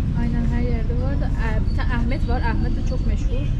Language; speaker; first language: Turkish; non-native, fluent; Persian